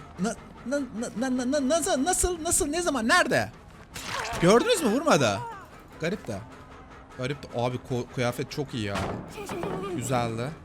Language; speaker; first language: Turkish; native; Turkish